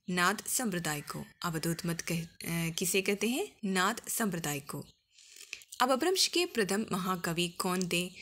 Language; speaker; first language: Hindi; non-native, local second language; Malayalam